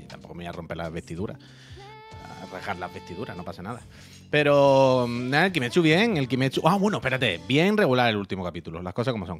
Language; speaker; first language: Spanish; native; Spanish